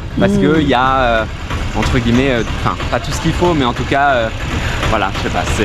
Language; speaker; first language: French; native; French